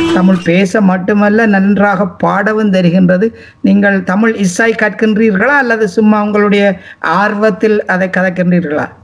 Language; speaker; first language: Tamil; native; Tamil